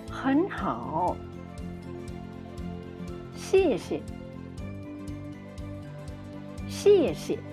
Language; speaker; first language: Chinese; non-native, fluent; Thai